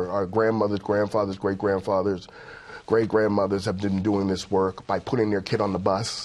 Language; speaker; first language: English; native; English